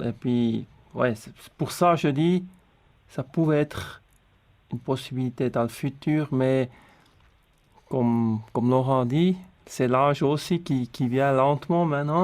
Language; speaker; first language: French; non-native, local second language; Swiss German